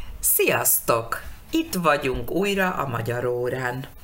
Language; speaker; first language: Hungarian; non-native, learner; Spanish